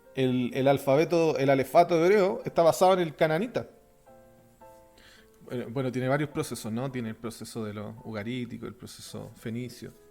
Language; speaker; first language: Spanish; native; Spanish